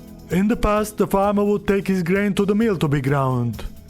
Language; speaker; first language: English; non-native, fluent; Turkish